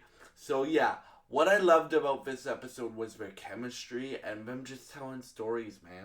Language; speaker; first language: English; native; English